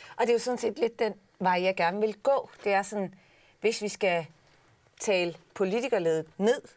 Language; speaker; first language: Danish; native; Danish